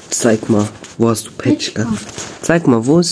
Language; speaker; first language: German; early bilingual, other home language; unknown